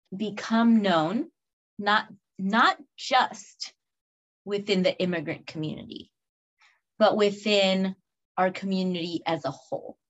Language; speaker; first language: English; early bilingual, other home language; Spanish